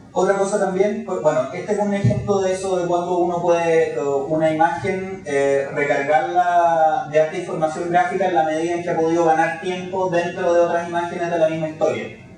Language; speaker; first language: Spanish; native; Spanish